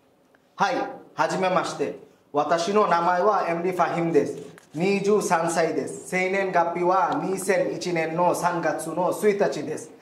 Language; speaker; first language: Japanese; non-native, learner; Bangla